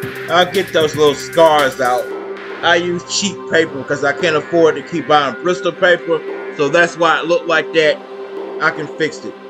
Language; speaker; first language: English; native; English